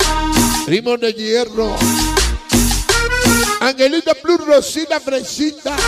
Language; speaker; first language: Spanish; native; Spanish